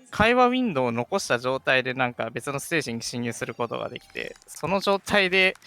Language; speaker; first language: Japanese; native; Japanese